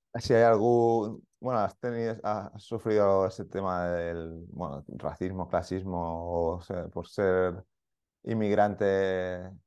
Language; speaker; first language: Spanish; native; Spanish